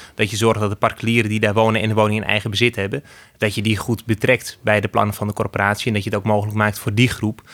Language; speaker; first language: Dutch; native; Dutch